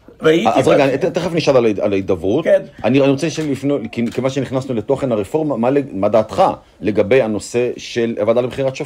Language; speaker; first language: Hebrew; native; Hebrew